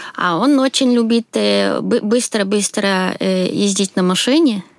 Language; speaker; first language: Russian; non-native, fluent; Swedish